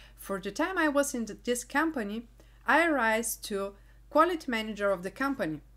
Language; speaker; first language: English; non-native, fluent; Bulgarian